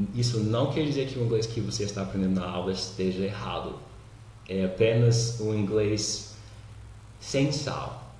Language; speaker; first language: Portuguese; non-native, fluent; English